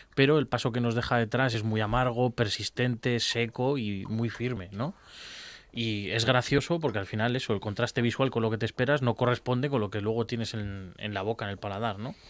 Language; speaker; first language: Spanish; native; Spanish